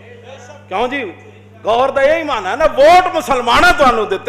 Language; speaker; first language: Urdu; non-native, local second language; Punjabi